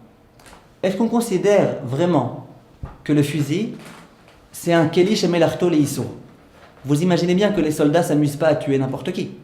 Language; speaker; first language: French; native; French